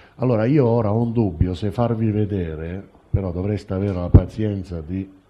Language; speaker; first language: Italian; native; Italian